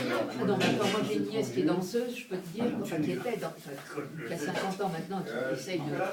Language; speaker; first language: French; native; French